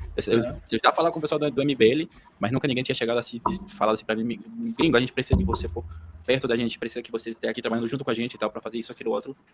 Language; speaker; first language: Portuguese; early bilingual, heritage; Portuguese